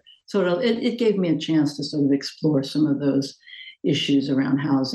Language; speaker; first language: English; native; English